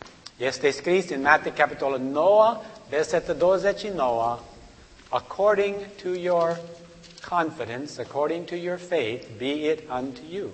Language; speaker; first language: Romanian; non-native, learner; English